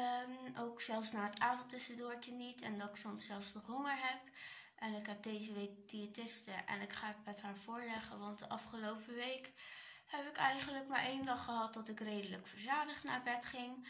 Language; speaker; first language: Dutch; native; Dutch